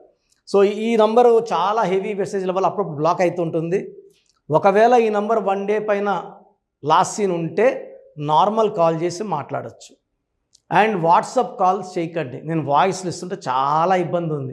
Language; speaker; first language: Telugu; native; Telugu